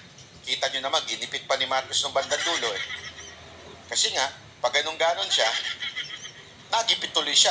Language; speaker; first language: Filipino; non-native, local second language; Cebuano